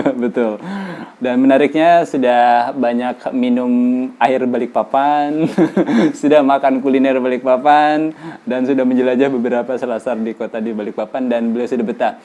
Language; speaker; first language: Indonesian; native; Indonesian